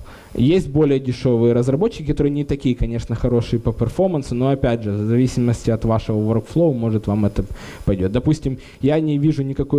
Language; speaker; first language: Russian; native; Russian